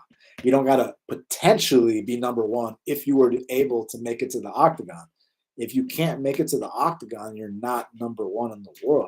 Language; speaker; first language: English; native; English